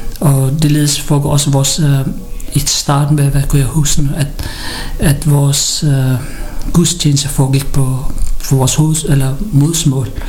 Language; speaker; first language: Danish; early bilingual, other home language; Filipino